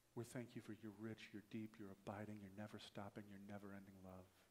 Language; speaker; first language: English; native; English